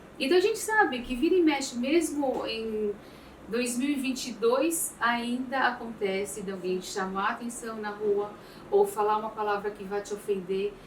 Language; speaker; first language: Portuguese; early bilingual, other home language; Arabic